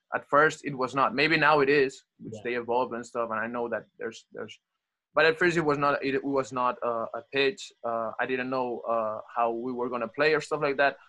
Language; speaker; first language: English; non-native, fluent; Spanish